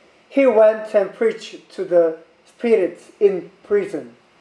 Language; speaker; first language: English; non-native, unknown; Korean